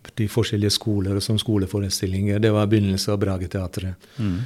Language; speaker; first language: Norwegian; non-native, fluent; Hungarian